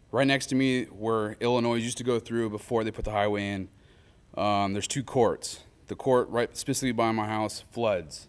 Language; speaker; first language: English; native; English